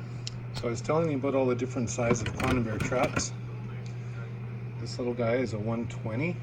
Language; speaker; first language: English; native; English